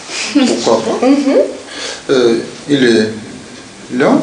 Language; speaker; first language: French; non-native, learner; Russian